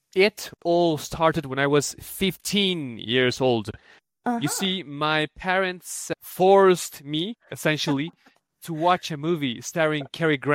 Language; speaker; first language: English; non-native, fluent; Spanish